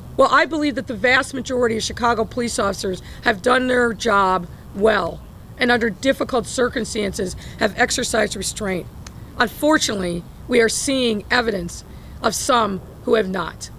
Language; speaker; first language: English; native; English